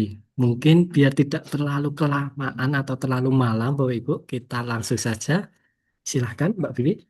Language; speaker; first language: Indonesian; native; Indonesian